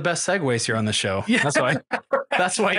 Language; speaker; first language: English; native; English